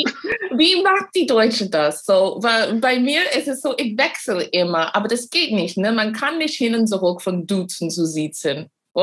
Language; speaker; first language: German; non-native, fluent; English